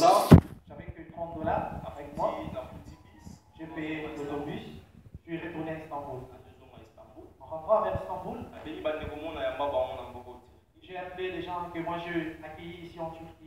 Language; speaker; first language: French; non-native, local second language; Lingala